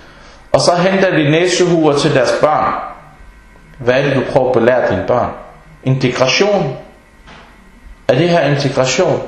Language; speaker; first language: Danish; early bilingual, other home language; Arabic